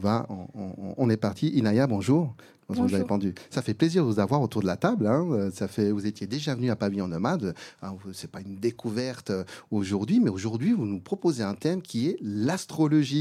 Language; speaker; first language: French; native; French